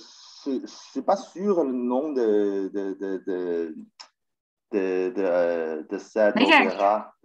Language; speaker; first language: French; non-native, learner; Chinese